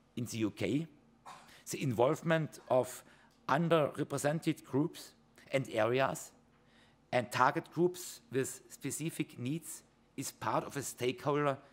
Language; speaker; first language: English; non-native, fluent; German